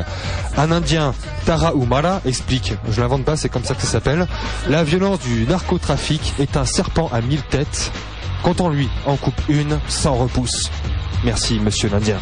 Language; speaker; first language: French; native; French